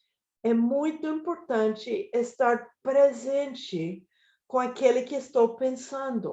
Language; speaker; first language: Portuguese; non-native, fluent; Spanish